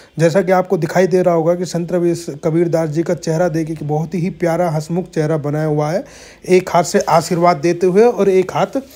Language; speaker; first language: Hindi; native; Hindi